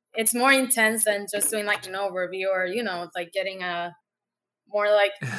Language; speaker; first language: English; non-native, fluent; Spanish